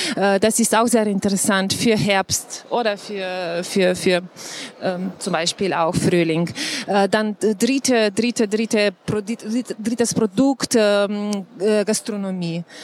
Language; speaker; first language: German; non-native, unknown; Slovenian